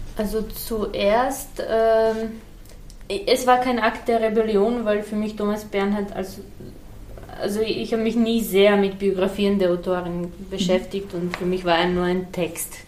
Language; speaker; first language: German; non-native, fluent; Serbian